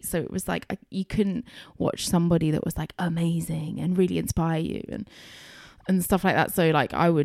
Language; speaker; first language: English; native; English